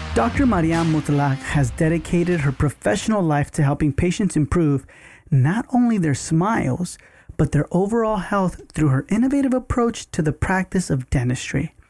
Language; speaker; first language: English; native; English